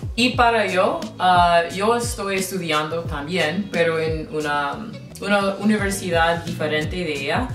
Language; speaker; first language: Spanish; non-native, learner; English